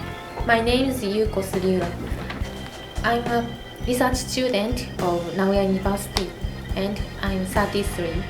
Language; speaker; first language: English; non-native, learner; Japanese